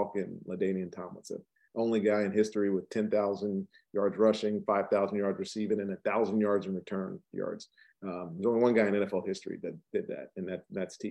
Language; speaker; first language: English; native; English